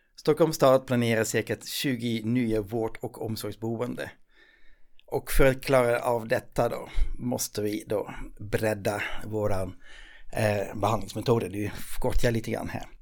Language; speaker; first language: Swedish; non-native, fluent; Dutch